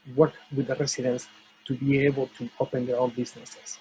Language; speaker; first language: English; non-native, fluent; Spanish